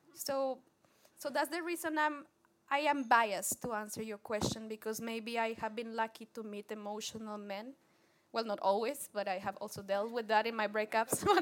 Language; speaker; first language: English; non-native, fluent; Spanish